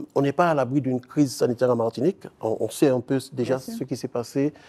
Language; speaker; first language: French; native; French